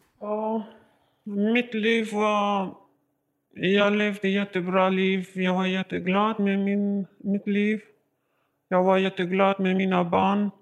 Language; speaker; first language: Swedish; non-native, learner; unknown